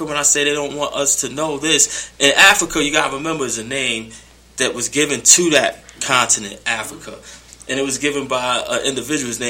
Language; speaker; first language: English; native; English